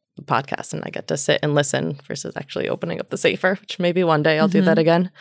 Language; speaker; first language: English; native; English